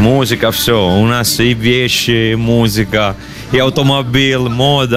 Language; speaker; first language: Russian; non-native, learner; Italian